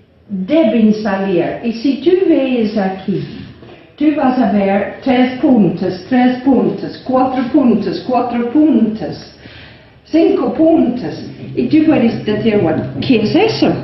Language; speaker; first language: Spanish; non-native, fluent; English